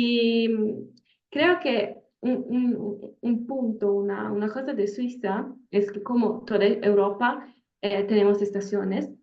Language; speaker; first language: Spanish; non-native, fluent; Italian